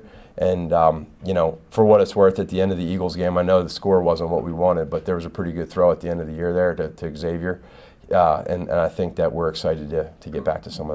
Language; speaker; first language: English; native; English